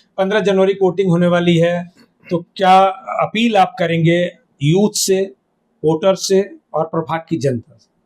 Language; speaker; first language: Hindi; native; Hindi